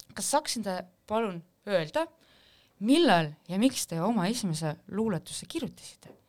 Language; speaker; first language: Estonian; non-native, local second language; Russian